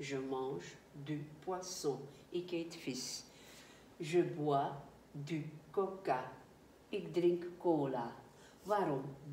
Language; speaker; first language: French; non-native, fluent; Dutch